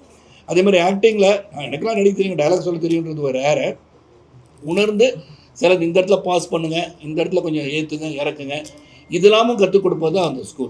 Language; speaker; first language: Tamil; native; Tamil